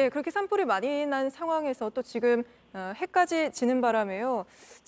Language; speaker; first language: Korean; native; Korean